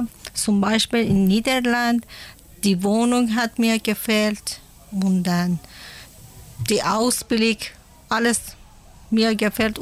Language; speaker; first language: German; non-native, learner; Persian